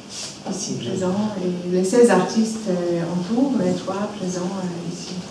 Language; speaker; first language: French; non-native, fluent; Polish